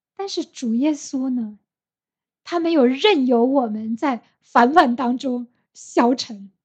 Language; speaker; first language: Chinese; native; Chinese